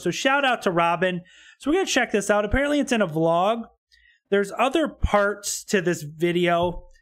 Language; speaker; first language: English; native; English